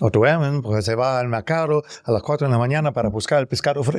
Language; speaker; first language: Spanish; non-native, learner; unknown